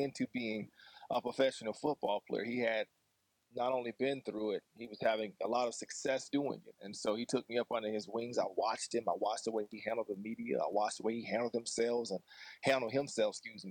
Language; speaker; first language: English; native; English